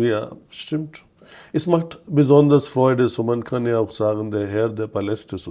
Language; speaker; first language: German; non-native, fluent; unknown